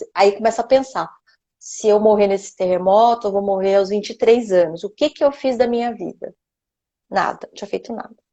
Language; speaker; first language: Portuguese; non-native, local second language; Japanese